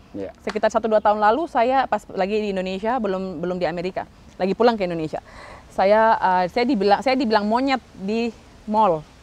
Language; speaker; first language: Indonesian; native; Indonesian